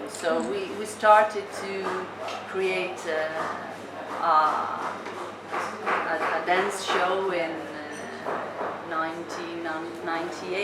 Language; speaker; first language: English; non-native, fluent; Italian